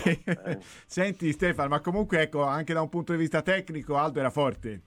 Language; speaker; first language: Italian; native; Italian